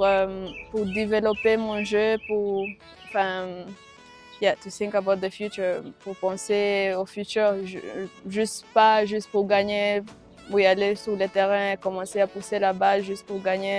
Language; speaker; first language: French; non-native, local second language; Rundi